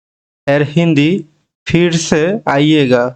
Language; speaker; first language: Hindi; non-native, learner; Bangla